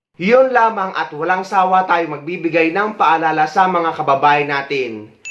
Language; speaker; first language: Filipino; native; Filipino